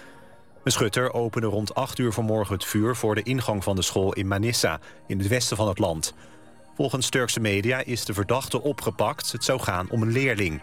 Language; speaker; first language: Dutch; native; Dutch